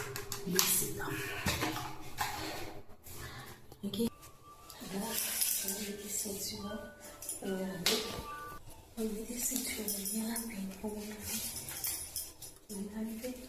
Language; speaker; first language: French; non-native, learner; Haitian Creole